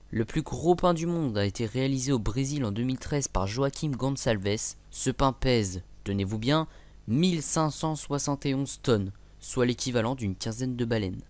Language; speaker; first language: French; native; French